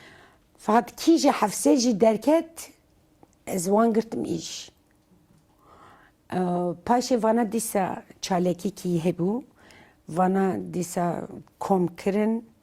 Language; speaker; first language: Kurdish; non-native, local second language; Turkish